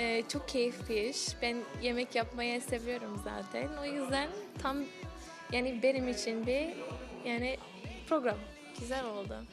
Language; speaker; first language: Turkish; non-native, learner; English